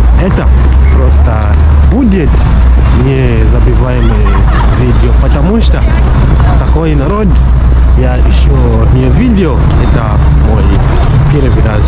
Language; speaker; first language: Russian; non-native, fluent; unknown